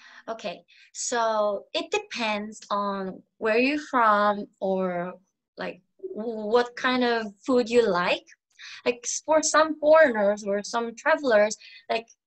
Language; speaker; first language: English; non-native, fluent; Korean